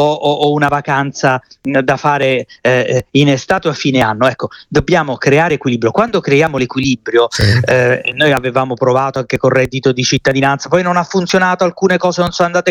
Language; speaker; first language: Italian; native; Italian